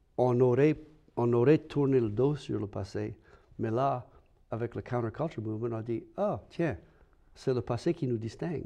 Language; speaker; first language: French; native; French